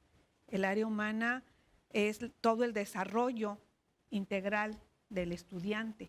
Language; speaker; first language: Spanish; native; Spanish